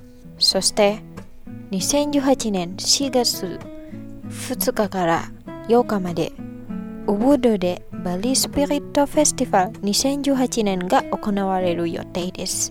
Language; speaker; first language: Japanese; non-native, fluent; Indonesian